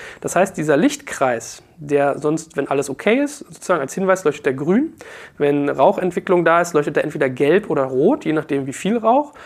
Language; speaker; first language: German; native; German